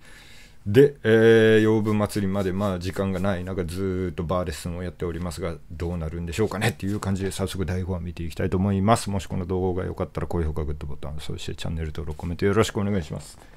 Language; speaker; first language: Japanese; native; Japanese